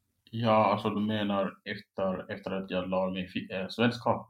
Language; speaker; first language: Swedish; non-native, fluent; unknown